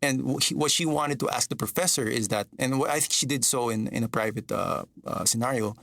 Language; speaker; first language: English; non-native, local second language; Filipino